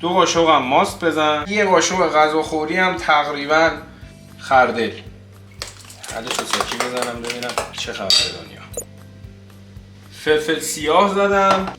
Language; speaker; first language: Persian; native; Persian